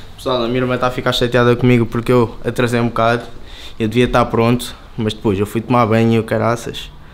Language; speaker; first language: Portuguese; native; Portuguese